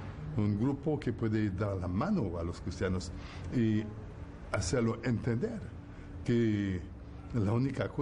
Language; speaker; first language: Spanish; non-native, fluent; Haitian Creole